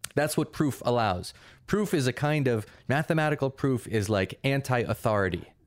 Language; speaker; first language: English; early bilingual, other home language; Russian